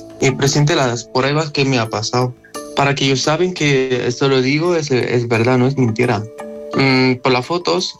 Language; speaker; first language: Spanish; non-native, learner; Arabic